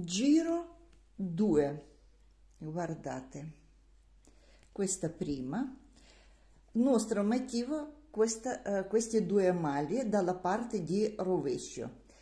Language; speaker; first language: Italian; non-native, learner; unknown